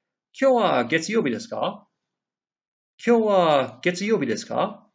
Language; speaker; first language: Japanese; non-native, fluent; English